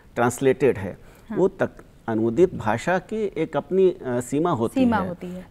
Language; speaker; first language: Hindi; native; Hindi